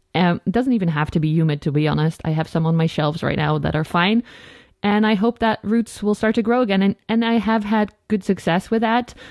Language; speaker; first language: English; non-native, fluent; Dutch